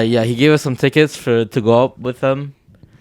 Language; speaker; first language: English; native; English